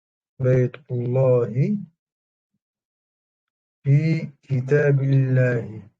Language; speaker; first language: Arabic; non-native, learner; French